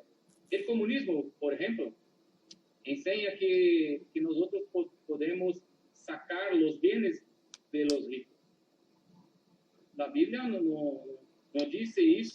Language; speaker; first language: Spanish; non-native, learner; Portuguese